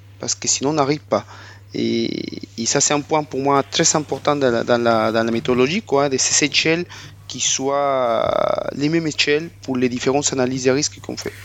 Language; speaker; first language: French; non-native, fluent; Spanish